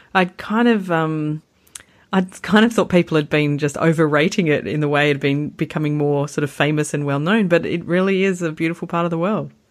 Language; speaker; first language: English; native; English